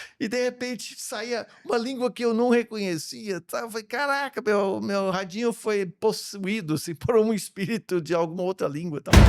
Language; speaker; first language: Portuguese; early bilingual, other home language; English